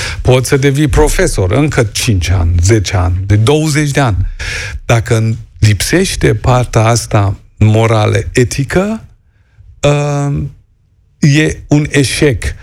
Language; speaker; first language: Romanian; non-native, fluent; German